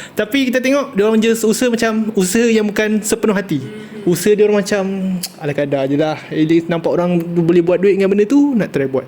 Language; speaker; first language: Malay; native; Malay